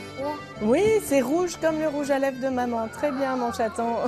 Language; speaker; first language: French; native; French